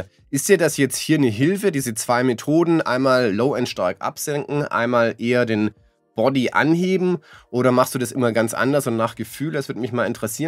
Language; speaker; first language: German; native; German